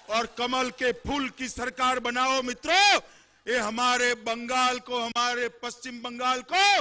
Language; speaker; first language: Hindi; non-native, local second language; Gujarati